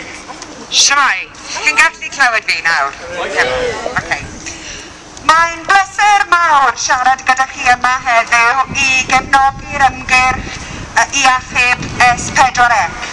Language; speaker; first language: Welsh; non-native, local second language; English